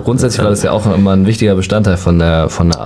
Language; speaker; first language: German; native; German